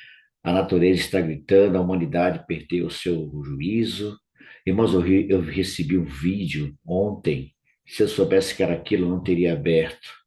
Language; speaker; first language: Portuguese; native; Portuguese